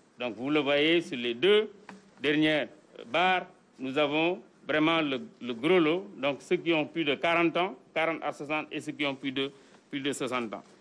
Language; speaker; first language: French; non-native, local second language; Wolof